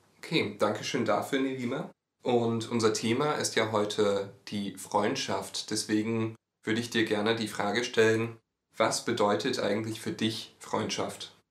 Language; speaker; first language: German; native; German